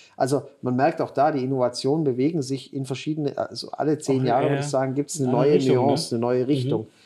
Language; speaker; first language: German; native; German